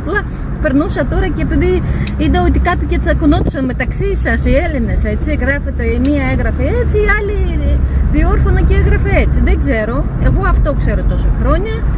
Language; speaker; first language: Greek; non-native, fluent; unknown